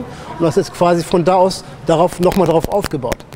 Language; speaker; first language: German; native; German